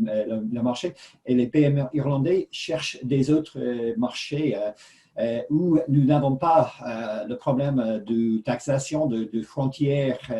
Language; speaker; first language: French; non-native, fluent; English